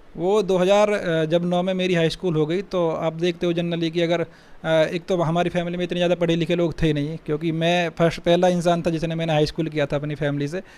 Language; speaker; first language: Hindi; native; Hindi